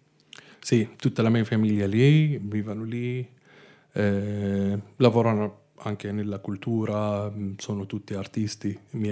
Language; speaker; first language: Italian; non-native, learner; Arabic